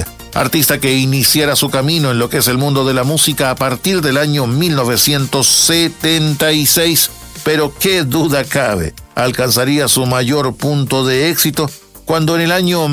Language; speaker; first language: Spanish; native; Spanish